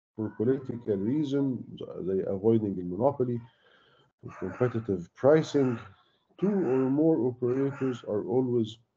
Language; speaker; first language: English; non-native, fluent; Arabic